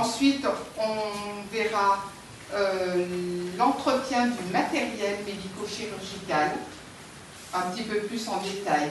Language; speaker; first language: French; native; French